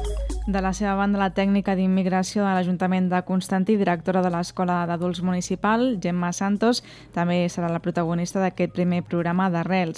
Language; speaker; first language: Catalan; native; Catalan